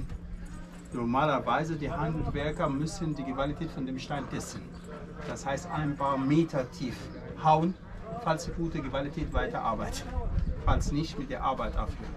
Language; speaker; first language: German; non-native, fluent; Arabic